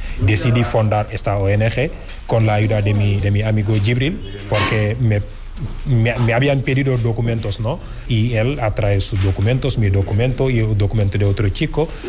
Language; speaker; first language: Spanish; non-native, fluent; Wolof